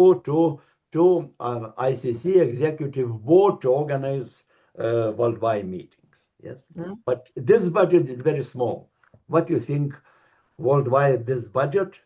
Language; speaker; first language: English; non-native, learner; Lithuanian